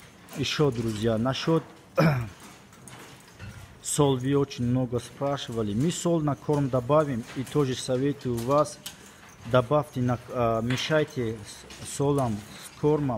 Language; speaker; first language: Russian; non-native, fluent; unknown